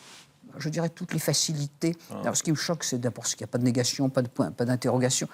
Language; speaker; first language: French; native; French